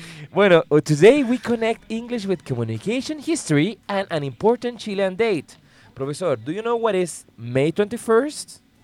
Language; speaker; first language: English; non-native, fluent; Spanish